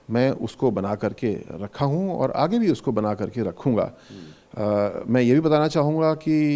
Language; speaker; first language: Hindi; native; Hindi